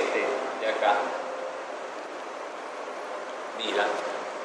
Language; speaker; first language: Spanish; native; Spanish